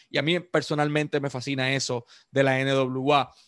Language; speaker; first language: Spanish; native; Spanish